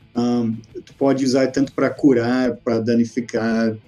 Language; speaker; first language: Portuguese; non-native, fluent; English